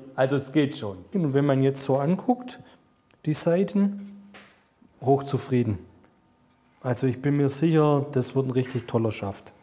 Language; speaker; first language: German; native; German